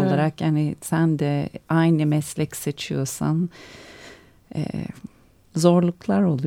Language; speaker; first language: Turkish; early bilingual, heritage; Turkish